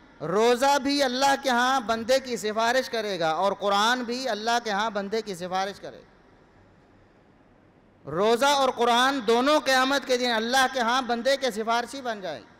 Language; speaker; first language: Urdu; non-native, local second language; Punjabi